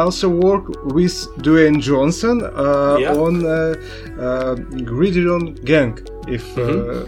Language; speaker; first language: English; non-native, learner; Russian